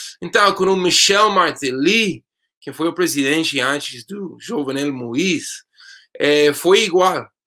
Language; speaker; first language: Portuguese; non-native, fluent; English